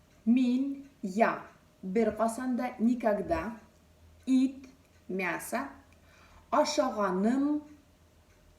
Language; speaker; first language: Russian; non-native, local second language; Bashkir